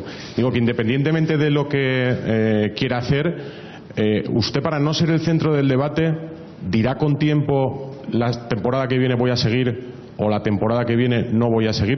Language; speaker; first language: Spanish; native; Spanish